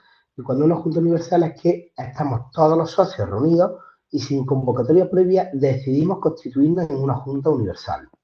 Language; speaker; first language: Spanish; native; Spanish